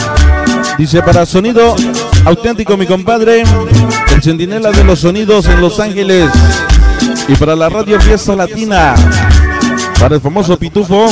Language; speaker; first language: Spanish; native; Spanish